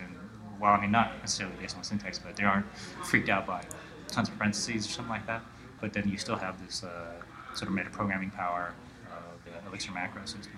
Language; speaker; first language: English; native; English